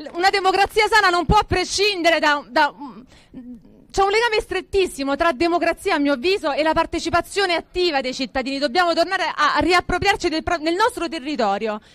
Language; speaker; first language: Italian; native; Italian